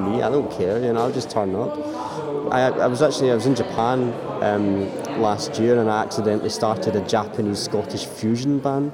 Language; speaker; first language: English; native; English